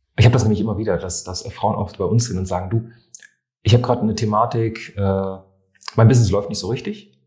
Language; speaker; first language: German; non-native, fluent; French